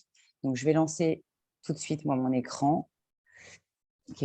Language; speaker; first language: French; native; French